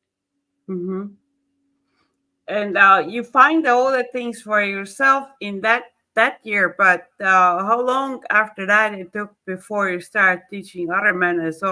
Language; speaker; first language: English; non-native, fluent; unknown